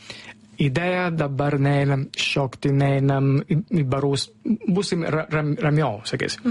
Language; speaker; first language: Lithuanian; non-native, fluent; Italian